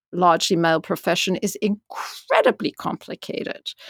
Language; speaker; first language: English; native; English